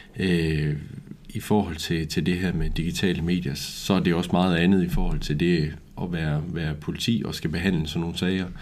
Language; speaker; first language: Danish; native; Danish